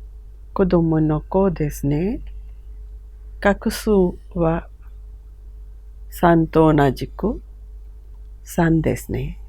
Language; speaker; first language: Japanese; non-native, fluent; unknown